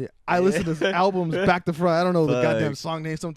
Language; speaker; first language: English; native; English